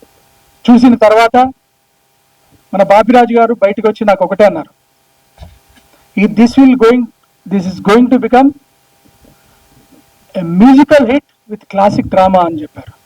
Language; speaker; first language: Telugu; native; Telugu